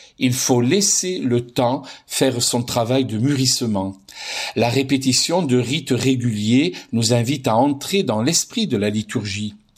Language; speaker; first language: French; native; French